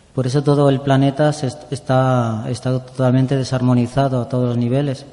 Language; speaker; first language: Spanish; native; Spanish